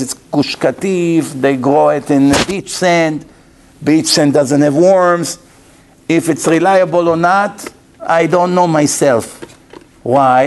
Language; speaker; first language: English; non-native, fluent; Hebrew